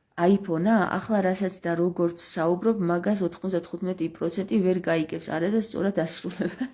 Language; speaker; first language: Georgian; native; Georgian